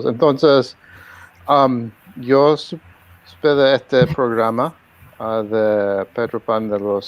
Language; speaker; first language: Spanish; early bilingual, heritage; Spanish